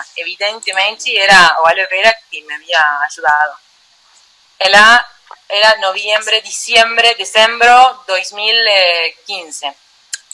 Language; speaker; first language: Portuguese; non-native, learner; Spanish